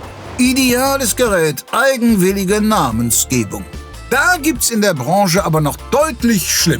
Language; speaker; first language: German; native; German